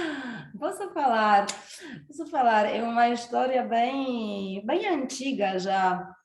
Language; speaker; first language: Portuguese; non-native, fluent; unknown